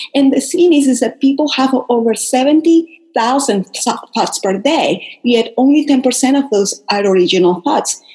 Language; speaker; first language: English; non-native, fluent; Spanish